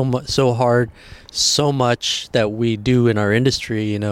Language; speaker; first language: English; early bilingual, other home language; Spanish